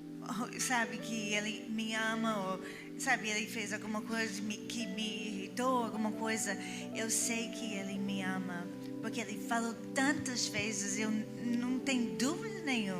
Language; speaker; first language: Portuguese; non-native, fluent; English